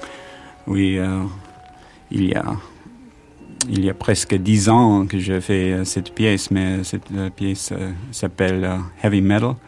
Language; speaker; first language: French; non-native, learner; English